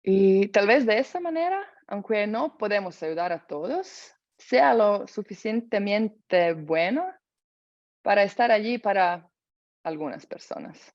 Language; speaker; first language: Spanish; non-native, fluent; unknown